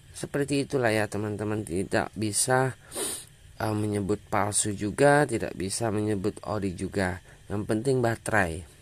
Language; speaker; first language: Indonesian; native; Indonesian